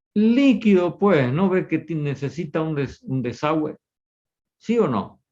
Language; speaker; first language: Spanish; native; Spanish